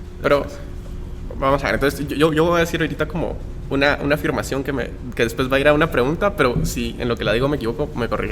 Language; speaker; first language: Spanish; native; Spanish